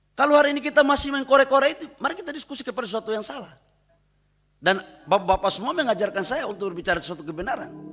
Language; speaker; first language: Indonesian; native; Indonesian